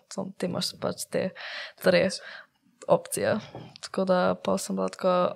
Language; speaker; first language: Slovenian; early bilingual, heritage; English